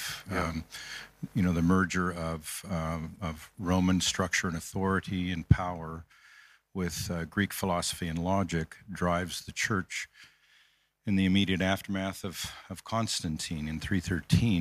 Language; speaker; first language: English; native; English